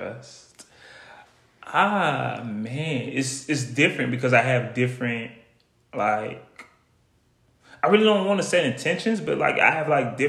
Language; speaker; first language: English; native; English